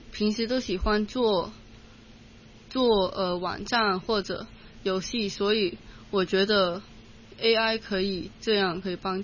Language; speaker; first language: Chinese; non-native, local second language; Cantonese